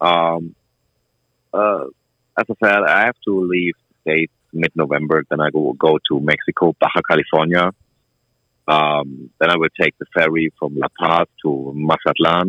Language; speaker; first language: English; non-native, fluent; German